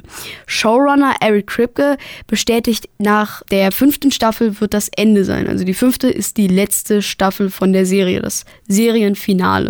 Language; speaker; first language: German; native; German